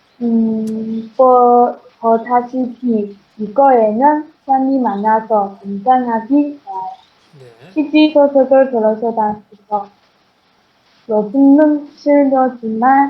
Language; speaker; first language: Korean; non-native, learner; Chinese